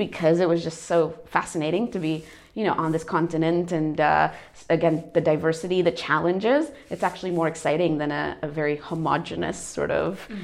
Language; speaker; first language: English; native; English